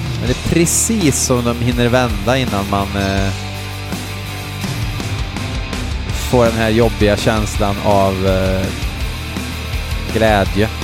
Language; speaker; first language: Swedish; native; Swedish